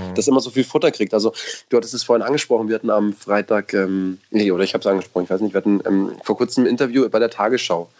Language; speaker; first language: German; native; German